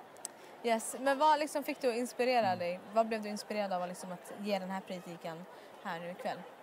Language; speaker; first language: Swedish; native; Swedish